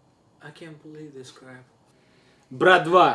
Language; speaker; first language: English; non-native, fluent; Russian